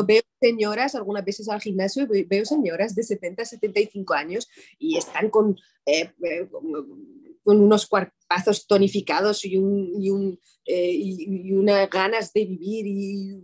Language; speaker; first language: Spanish; non-native, fluent; Arabic